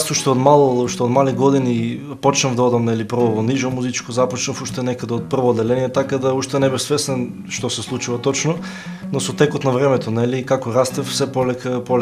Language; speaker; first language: Macedonian; native; Macedonian